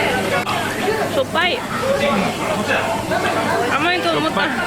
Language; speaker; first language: Japanese; non-native, fluent; French